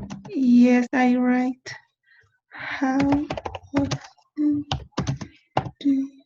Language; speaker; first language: English; non-native, learner; Spanish